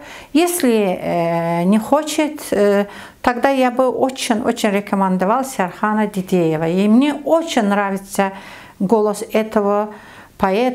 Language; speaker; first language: Russian; non-native, learner; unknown